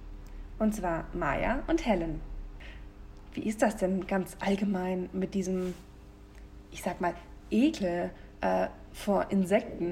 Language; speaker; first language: German; native; German